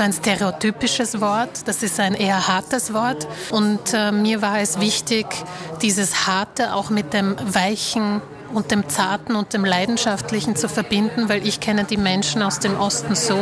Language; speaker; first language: German; early bilingual, other home language; Slovak